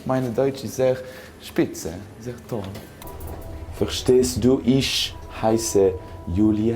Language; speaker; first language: German; non-native, learner; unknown